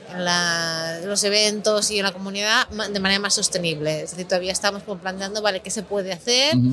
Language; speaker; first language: Spanish; native; Spanish